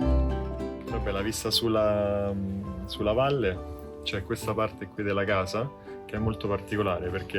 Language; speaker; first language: Italian; native; Italian